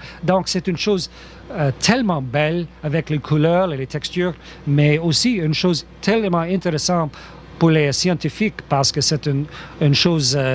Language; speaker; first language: French; non-native, local second language; English